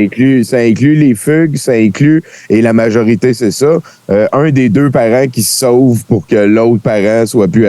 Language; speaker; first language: French; native; French